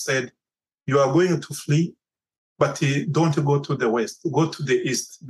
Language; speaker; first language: English; non-native, local second language; Kinyarwanda